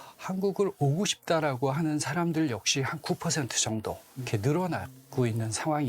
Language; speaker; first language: Korean; native; Korean